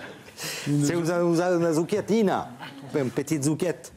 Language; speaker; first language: French; native; French